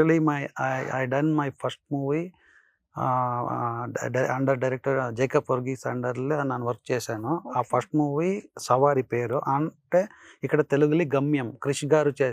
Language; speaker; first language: Telugu; non-native, learner; Kannada